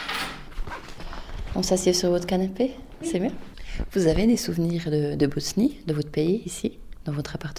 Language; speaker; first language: French; native; French